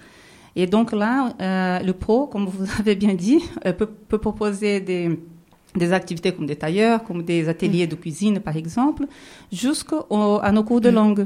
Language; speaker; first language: French; non-native, fluent; Portuguese